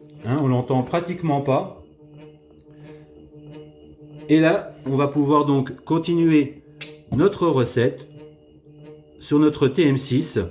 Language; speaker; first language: French; native; French